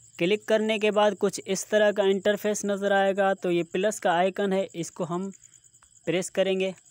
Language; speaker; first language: Urdu; non-native, local second language; Sindhi